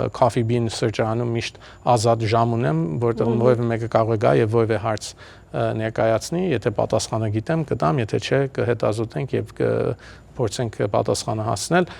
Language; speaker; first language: Armenian; early bilingual, heritage; Armenian